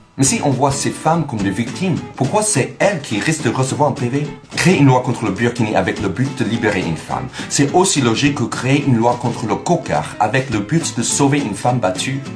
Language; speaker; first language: French; non-native, fluent; English